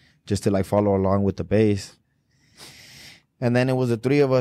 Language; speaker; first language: English; early bilingual, other home language; Spanish